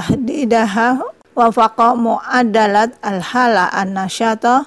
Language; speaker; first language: Arabic; non-native, fluent; Indonesian